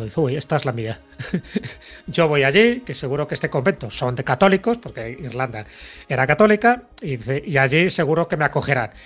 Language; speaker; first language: Spanish; native; Spanish